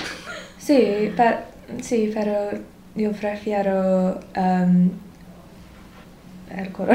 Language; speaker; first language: Spanish; non-native, learner; English